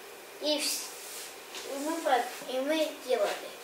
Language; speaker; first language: Russian; early bilingual, heritage; Russian